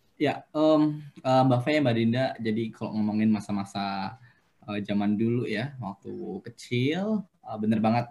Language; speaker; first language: Indonesian; native; Indonesian